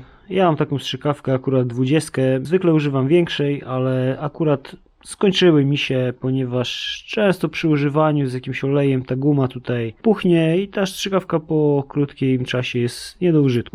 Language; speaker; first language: Polish; native; Polish